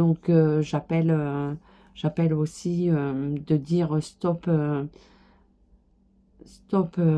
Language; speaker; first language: French; native; French